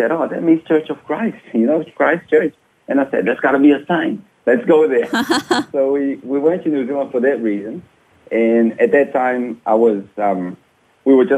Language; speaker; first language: English; non-native, fluent; Portuguese